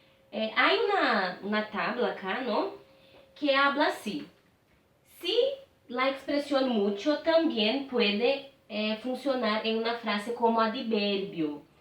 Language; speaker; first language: Spanish; non-native, fluent; Portuguese